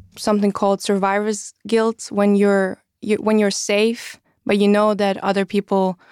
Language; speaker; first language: English; non-native, fluent; Russian